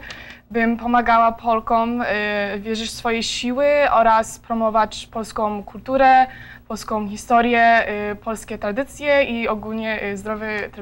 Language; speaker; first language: Polish; early bilingual, heritage; Polish